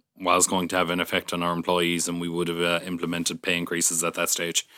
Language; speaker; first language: English; native; English